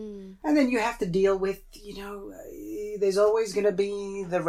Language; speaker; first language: English; non-native, fluent; Tamil